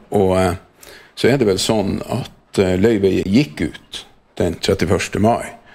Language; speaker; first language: Norwegian; native; Norwegian